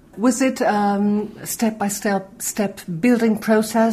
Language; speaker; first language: English; non-native, fluent; Portuguese